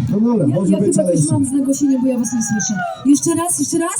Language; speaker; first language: Polish; native; Polish